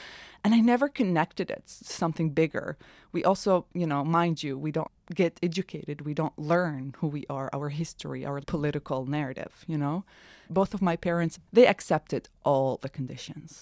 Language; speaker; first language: English; non-native, fluent; Arabic